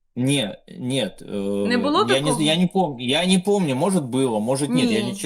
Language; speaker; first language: Russian; native; Russian